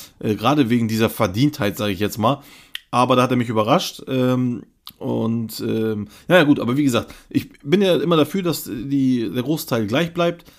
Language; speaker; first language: German; early bilingual, other home language; Turkish